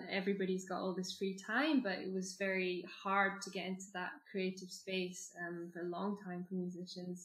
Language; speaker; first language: English; native; English